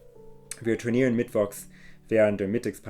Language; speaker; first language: German; non-native, fluent; English